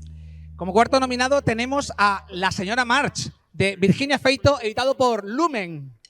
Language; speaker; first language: Spanish; native; Spanish